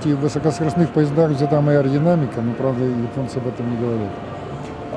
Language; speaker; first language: Russian; native; Russian